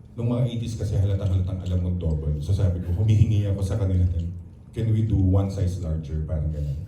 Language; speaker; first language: Filipino; native; Filipino